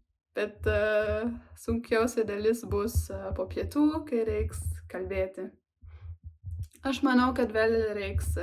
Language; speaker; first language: Lithuanian; non-native, learner; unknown